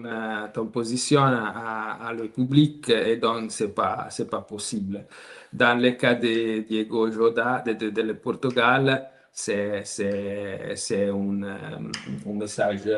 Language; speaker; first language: French; non-native, learner; Italian